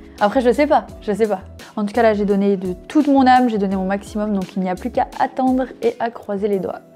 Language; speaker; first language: French; native; French